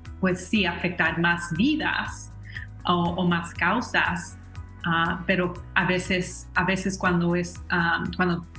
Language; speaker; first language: Spanish; early bilingual, heritage; Spanish